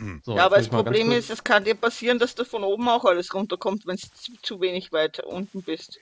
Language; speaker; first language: German; native; German